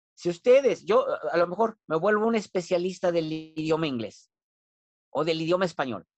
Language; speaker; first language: Spanish; non-native, local second language; Nahuatl languages